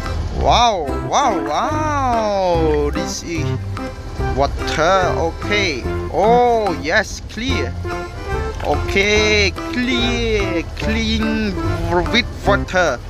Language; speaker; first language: English; non-native, learner; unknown